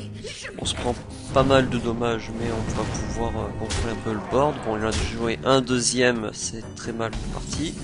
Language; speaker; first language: French; native; French